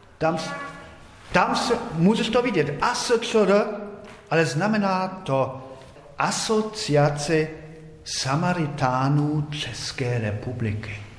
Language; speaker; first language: Czech; non-native, fluent; German